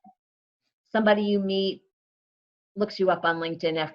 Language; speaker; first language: English; native; English